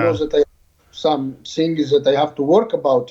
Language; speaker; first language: English; non-native, learner; Arabic